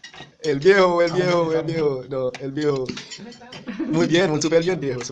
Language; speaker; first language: Spanish; non-native, learner; Haitian Creole